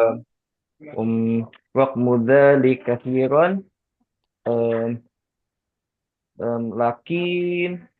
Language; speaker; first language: Arabic; non-native, learner; Indonesian